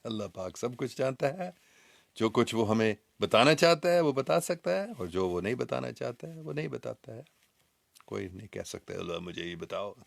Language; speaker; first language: Urdu; non-native, fluent; English